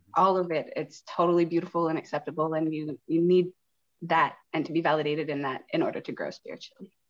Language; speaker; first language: English; native; English